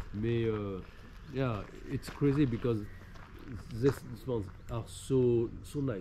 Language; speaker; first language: English; non-native, learner; French